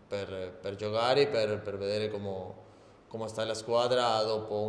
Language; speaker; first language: Italian; non-native, learner; Spanish